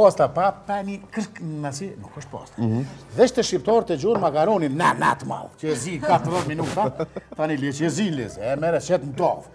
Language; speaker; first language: Albanian; native; Albanian